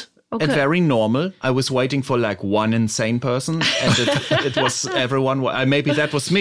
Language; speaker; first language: English; non-native, fluent; German